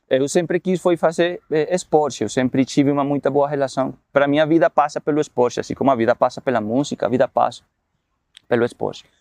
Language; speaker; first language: Portuguese; non-native, fluent; Spanish